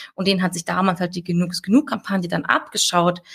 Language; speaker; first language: German; native; German